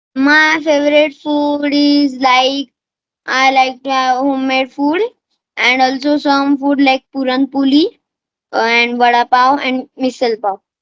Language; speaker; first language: English; non-native, learner; Marathi